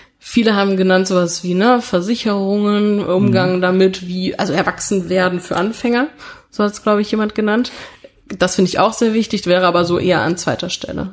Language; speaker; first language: German; early bilingual, other home language; Italian